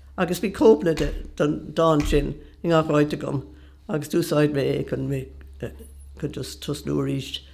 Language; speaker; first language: Irish; non-native, local second language; English